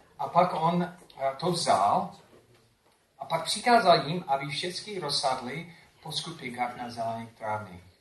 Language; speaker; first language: Czech; non-native, fluent; English